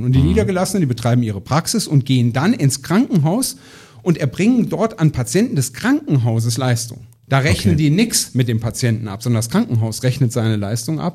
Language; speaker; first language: German; native; German